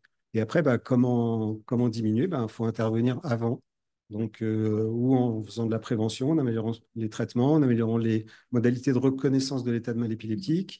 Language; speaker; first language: French; native; French